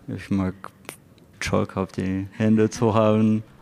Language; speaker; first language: German; non-native, fluent; French